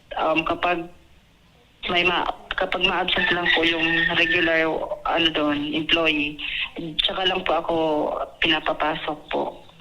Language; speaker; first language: Filipino; non-native, local second language; Bikol